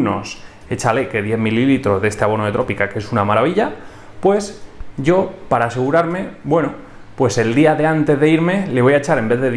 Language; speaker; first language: Spanish; native; Spanish